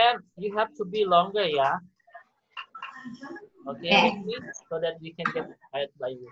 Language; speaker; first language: English; non-native, fluent; Indonesian